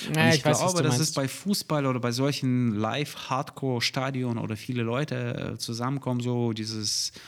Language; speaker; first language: German; non-native, fluent; Russian